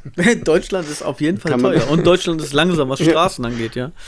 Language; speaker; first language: German; native; German